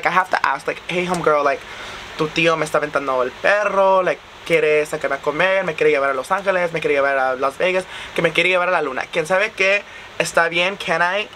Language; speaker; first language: Spanish; early bilingual, heritage; Spanish